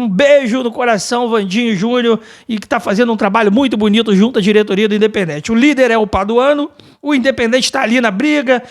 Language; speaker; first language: Portuguese; native; Portuguese